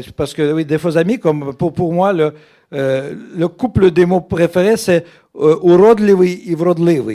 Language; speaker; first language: French; non-native, fluent; Russian